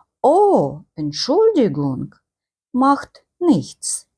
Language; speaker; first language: German; non-native, fluent; Ukrainian